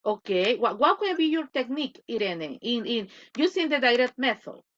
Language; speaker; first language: English; non-native, fluent; Spanish